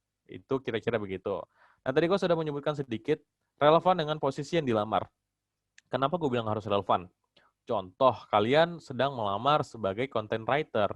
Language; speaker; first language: Indonesian; native; Indonesian